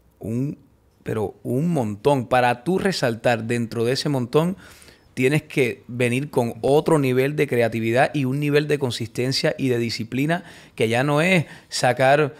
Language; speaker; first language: Spanish; early bilingual, heritage; Spanish